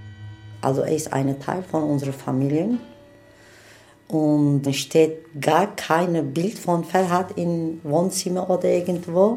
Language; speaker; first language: German; non-native, learner; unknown